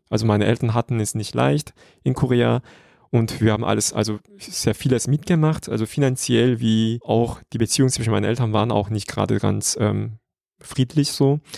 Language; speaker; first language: German; non-native, fluent; Korean